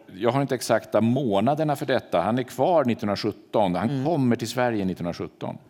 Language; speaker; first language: Swedish; native; Swedish